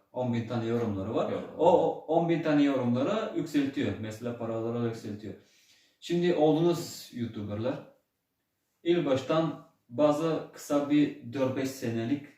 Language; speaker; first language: Turkish; early bilingual, heritage; Turkish